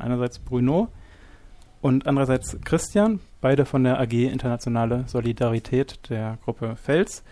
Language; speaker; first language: German; native; German